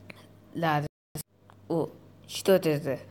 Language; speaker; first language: Russian; non-native, learner; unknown